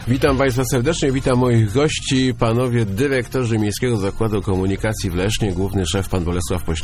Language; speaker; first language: Polish; native; Polish